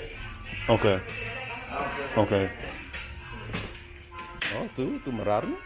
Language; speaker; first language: Spanish; non-native, learner; English